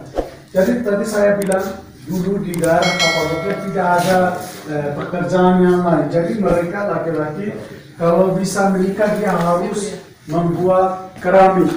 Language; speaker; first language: Indonesian; non-native, fluent; Turkish